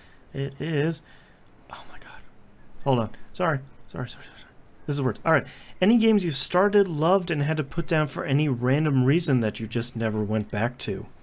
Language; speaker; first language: English; native; English